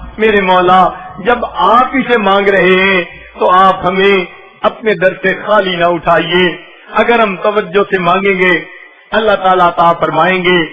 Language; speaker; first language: Urdu; non-native, local second language; Punjabi